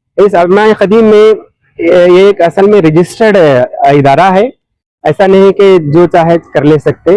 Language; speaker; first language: Urdu; native; Urdu